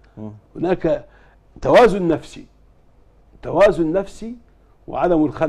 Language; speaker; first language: Arabic; native; Arabic